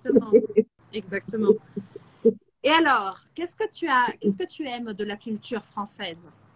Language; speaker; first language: French; non-native, fluent; Portuguese